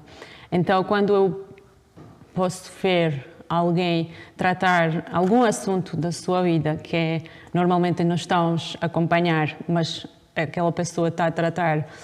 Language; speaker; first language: Portuguese; non-native, fluent; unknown